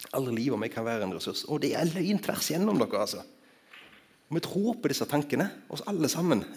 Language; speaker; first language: Norwegian; native; Norwegian